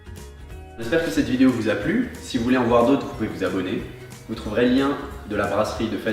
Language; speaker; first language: French; native; French